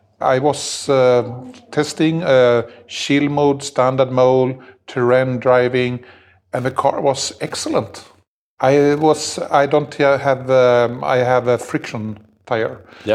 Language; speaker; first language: English; non-native, fluent; Swedish